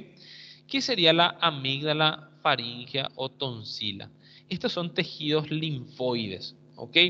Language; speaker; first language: Spanish; native; Spanish